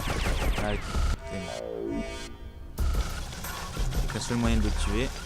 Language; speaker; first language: French; native; French